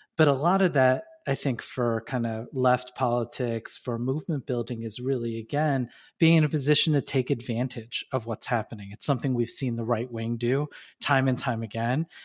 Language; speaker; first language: English; native; English